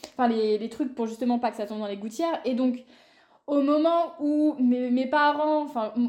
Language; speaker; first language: French; native; French